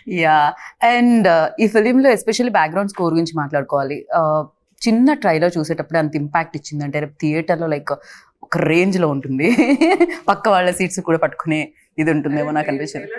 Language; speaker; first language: Telugu; native; Telugu